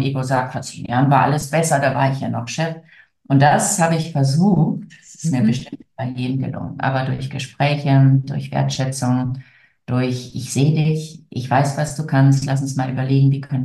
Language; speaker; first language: German; native; German